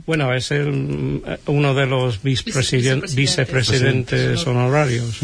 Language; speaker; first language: Spanish; non-native, fluent; English